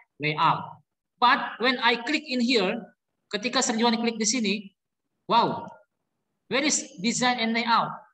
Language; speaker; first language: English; non-native, learner; Indonesian